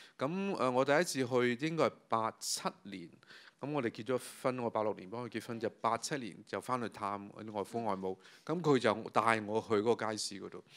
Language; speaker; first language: Cantonese; native; Cantonese